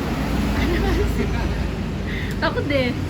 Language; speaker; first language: Indonesian; native; Indonesian